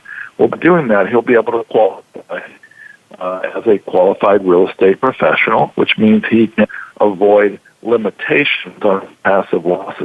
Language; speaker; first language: English; native; English